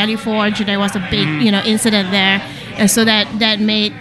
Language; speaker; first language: English; non-native, local second language; Cantonese